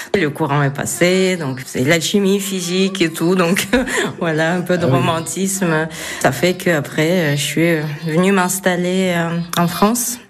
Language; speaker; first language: French; non-native, fluent; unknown